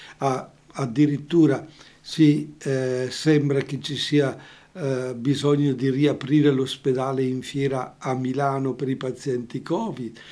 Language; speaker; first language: Italian; native; Italian